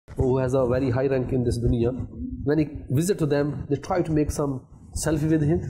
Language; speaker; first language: English; non-native, local second language; Urdu